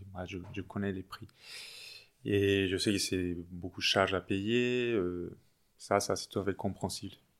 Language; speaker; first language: French; non-native, fluent; Spanish